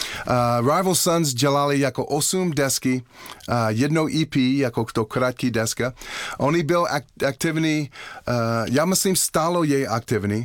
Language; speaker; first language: Czech; non-native, learner; English